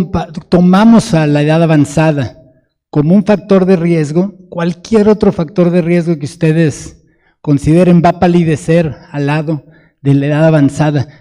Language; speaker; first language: Spanish; native; Spanish